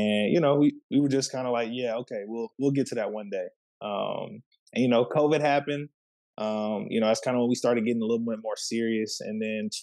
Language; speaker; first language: English; native; English